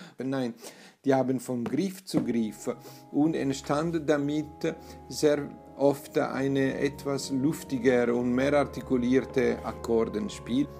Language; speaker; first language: German; non-native, fluent; Italian